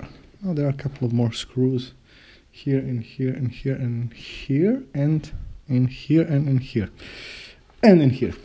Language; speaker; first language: English; non-native, fluent; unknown